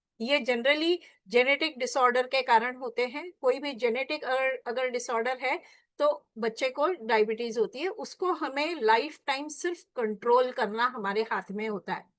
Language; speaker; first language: Hindi; non-native, local second language; Marathi